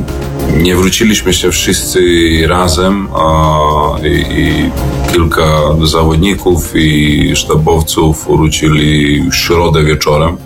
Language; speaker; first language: Polish; non-native, learner; Serbian